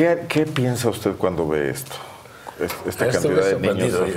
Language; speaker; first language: Spanish; native; Spanish